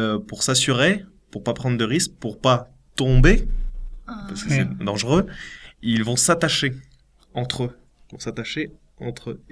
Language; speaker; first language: French; native; French